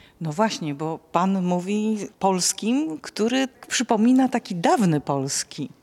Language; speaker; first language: Polish; native; Polish